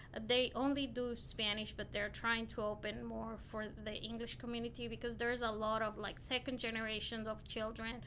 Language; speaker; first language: English; non-native, fluent; Spanish